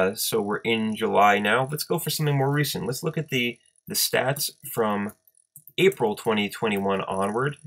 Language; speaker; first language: English; native; English